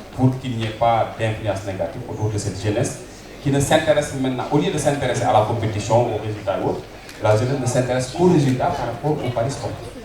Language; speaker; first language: French; non-native, local second language; Wolof